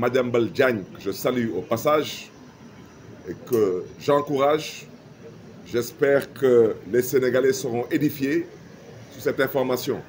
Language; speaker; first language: French; non-native, local second language; Wolof